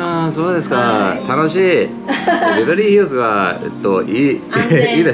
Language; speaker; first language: Japanese; non-native, learner; English